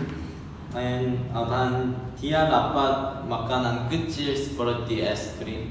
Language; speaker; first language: Indonesian; non-native, learner; Korean